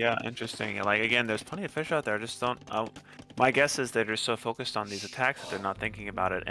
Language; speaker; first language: English; native; English